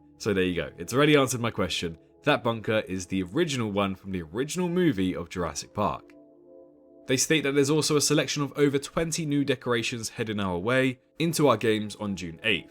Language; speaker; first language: English; native; English